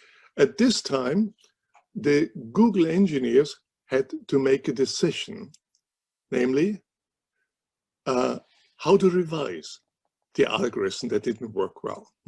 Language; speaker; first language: English; non-native, fluent; German